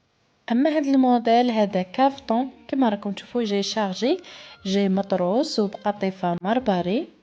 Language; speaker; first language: Arabic; native; Arabic